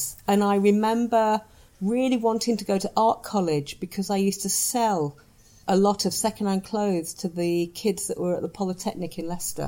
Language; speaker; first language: English; native; English